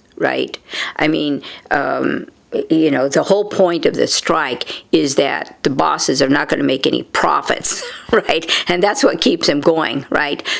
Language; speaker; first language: English; native; English